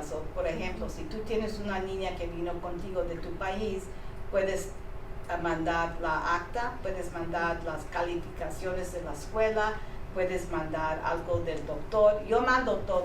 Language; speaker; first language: Spanish; early bilingual, heritage; Spanish